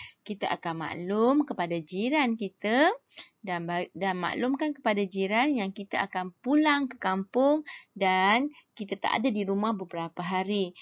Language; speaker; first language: Malay; native; Malay